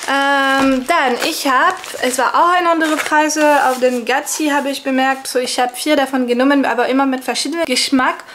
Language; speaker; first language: German; non-native, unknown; French